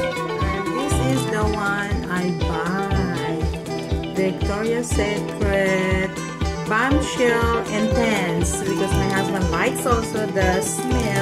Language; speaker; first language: English; non-native, local second language; Filipino